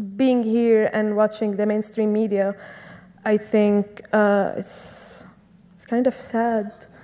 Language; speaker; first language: English; non-native, fluent; Arabic